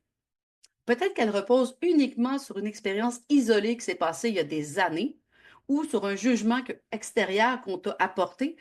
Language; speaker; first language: French; native; French